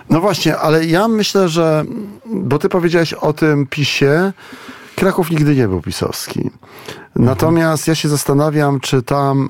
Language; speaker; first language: Polish; native; Polish